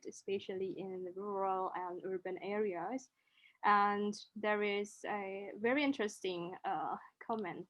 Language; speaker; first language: English; non-native, local second language; Indonesian